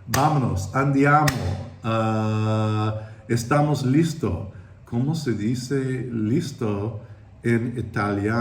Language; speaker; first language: Spanish; non-native, learner; English